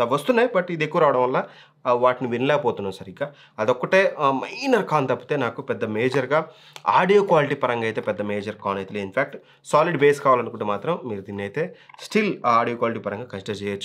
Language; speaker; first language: Telugu; native; Telugu